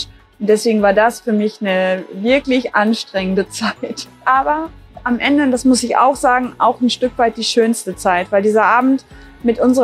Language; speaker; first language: German; native; German